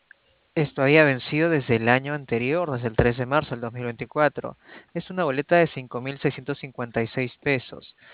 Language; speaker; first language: Spanish; native; Spanish